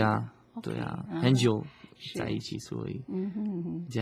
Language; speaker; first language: Chinese; non-native, fluent; Slovak